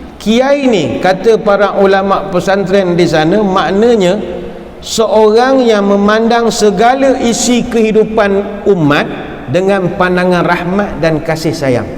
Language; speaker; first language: Malay; native; Malay